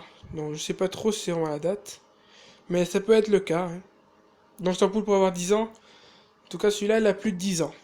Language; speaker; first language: French; native; French